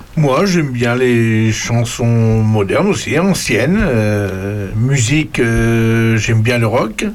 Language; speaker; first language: French; native; French